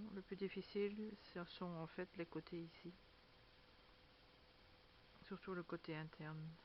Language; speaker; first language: French; native; French